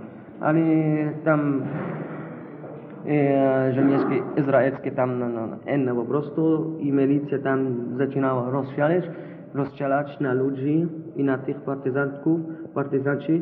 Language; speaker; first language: Polish; non-native, learner; Arabic